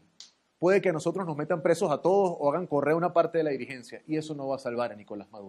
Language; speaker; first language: Spanish; native; Spanish